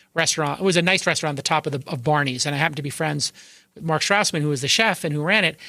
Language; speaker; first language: English; native; English